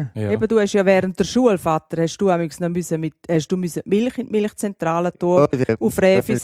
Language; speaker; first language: German; native; German